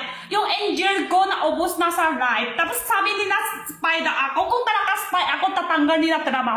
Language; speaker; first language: Filipino; non-native, learner; Chinese